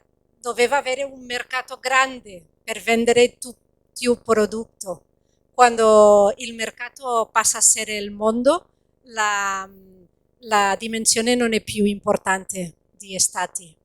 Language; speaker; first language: Italian; non-native, fluent; Catalan